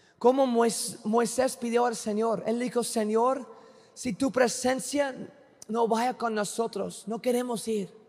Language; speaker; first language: Spanish; non-native, fluent; English